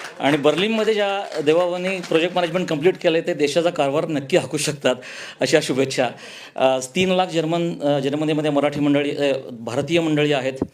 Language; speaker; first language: Marathi; native; Marathi